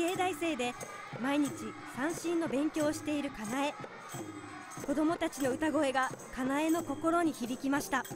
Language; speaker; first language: Japanese; native; Japanese